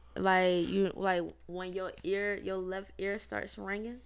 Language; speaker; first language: English; native; English